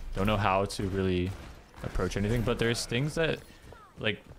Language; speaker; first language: English; native; English